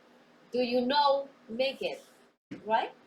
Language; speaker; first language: English; non-native, learner; Spanish